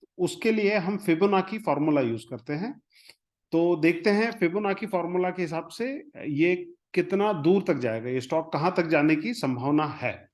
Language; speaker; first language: Hindi; non-native, local second language; Marathi